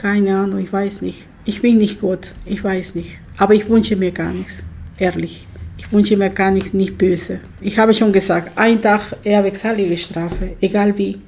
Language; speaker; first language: German; non-native, learner; Spanish